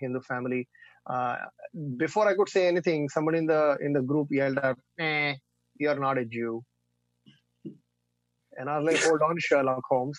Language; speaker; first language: English; non-native, local second language; Marathi